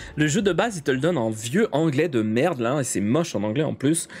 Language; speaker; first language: French; native; French